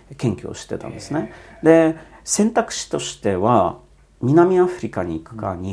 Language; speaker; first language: Japanese; non-native, fluent; Polish